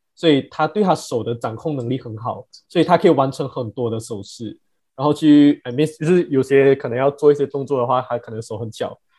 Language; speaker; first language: Chinese; native; Chinese